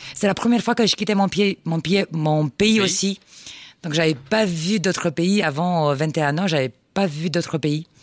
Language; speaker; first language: French; non-native, fluent; Romanian